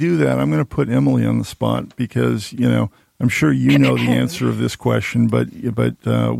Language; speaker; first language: English; native; English